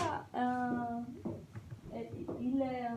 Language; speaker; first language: French; non-native, learner; Portuguese